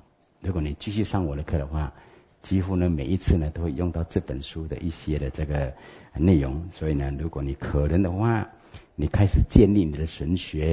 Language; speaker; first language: Chinese; native; Chinese